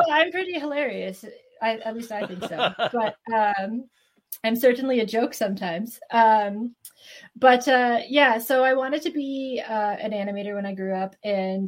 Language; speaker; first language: English; native; English